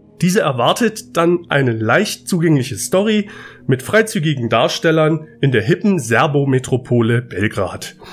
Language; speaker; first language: German; native; German